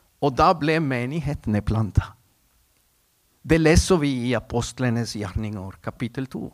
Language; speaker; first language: Norwegian; non-native, fluent; Spanish